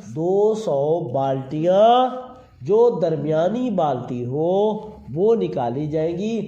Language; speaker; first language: Urdu; non-native, local second language; Saraiki